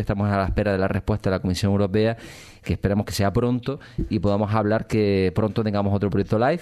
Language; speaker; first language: Spanish; native; Spanish